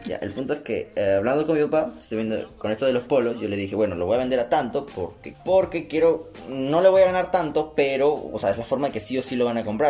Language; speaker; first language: Spanish; native; Spanish